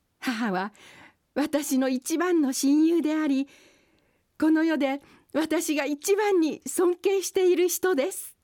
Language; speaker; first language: Japanese; early bilingual, other home language; Portuguese